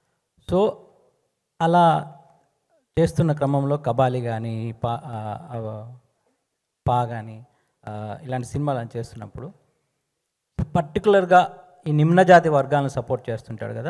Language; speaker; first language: Telugu; native; Telugu